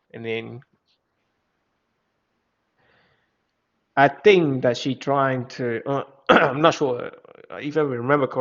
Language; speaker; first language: English; non-native, fluent; Vietnamese